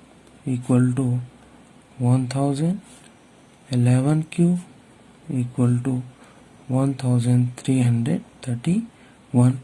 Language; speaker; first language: English; non-native, local second language; Hindi